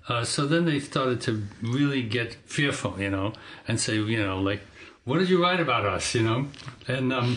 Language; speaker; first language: English; native; English